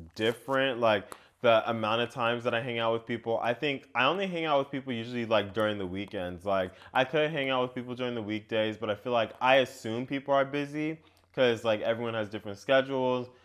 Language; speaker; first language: English; native; English